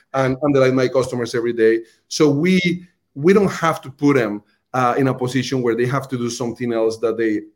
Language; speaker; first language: English; non-native, fluent; Spanish